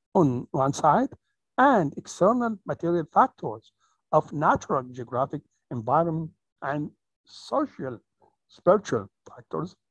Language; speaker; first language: English; non-native, fluent; Arabic